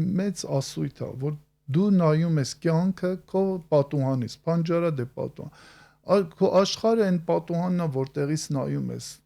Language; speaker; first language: Armenian; native; Armenian